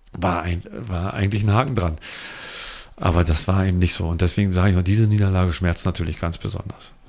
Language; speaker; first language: German; native; German